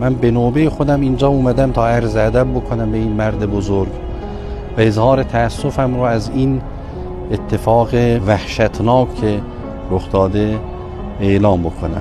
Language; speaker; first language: Persian; native; Persian